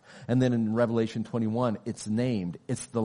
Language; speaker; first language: English; native; English